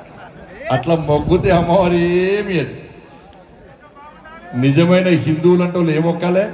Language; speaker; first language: Telugu; native; Telugu